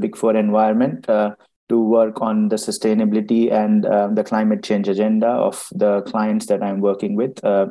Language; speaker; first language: English; non-native, local second language; Gujarati